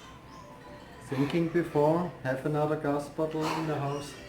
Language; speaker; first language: English; non-native, learner; German